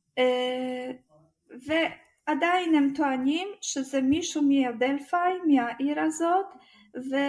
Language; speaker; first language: Hebrew; non-native, fluent; Russian